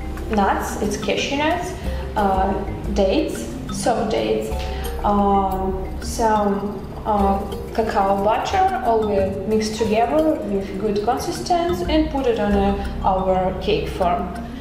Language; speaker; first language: English; non-native, learner; Russian